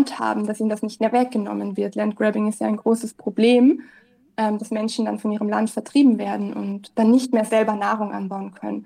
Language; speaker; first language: German; native; German